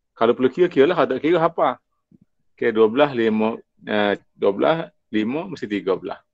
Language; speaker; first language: Malay; native; Malay